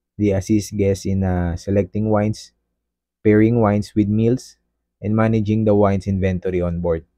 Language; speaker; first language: English; non-native, local second language; Filipino